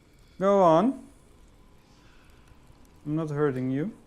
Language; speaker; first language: English; non-native, fluent; Dutch